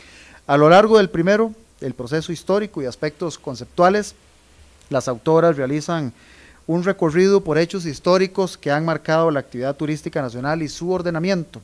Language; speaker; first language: Spanish; native; Spanish